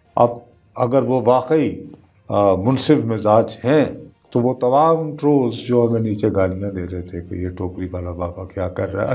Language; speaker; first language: Urdu; non-native, local second language; Punjabi